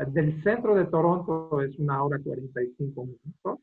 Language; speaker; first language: Spanish; non-native, fluent; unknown